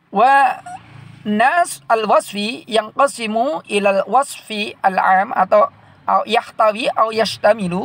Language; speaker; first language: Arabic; non-native, fluent; Indonesian